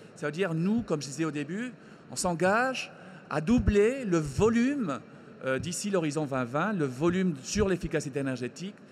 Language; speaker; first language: French; non-native, fluent; Spanish